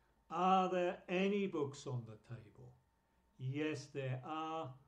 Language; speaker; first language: English; native; English